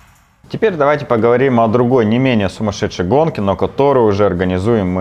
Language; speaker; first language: Russian; native; Russian